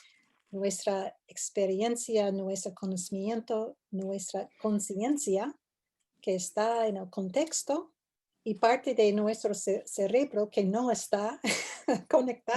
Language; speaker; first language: Spanish; non-native, fluent; English